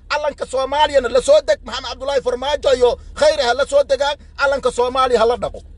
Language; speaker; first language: Somali; native; Somali